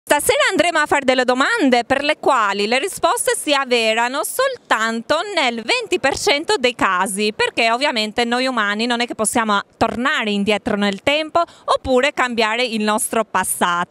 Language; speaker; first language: Italian; native; Italian